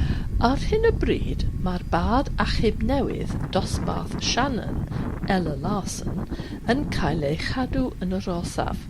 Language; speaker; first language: Welsh; non-native, fluent; English